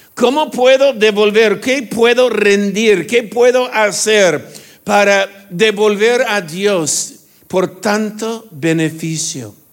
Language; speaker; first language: Spanish; non-native, fluent; English